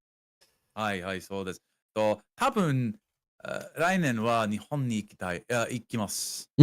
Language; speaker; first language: Japanese; non-native, learner; English